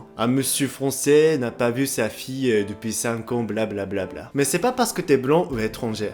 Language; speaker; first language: French; non-native, fluent; Japanese